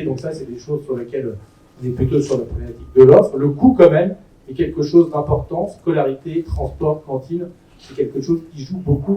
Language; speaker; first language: French; native; French